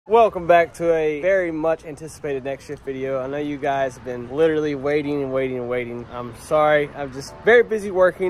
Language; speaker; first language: English; native; English